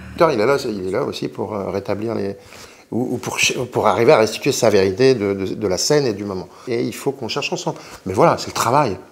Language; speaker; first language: French; native; French